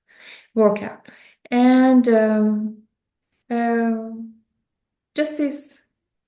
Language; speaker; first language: English; non-native, learner; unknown